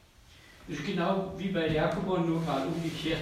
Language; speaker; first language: German; native; German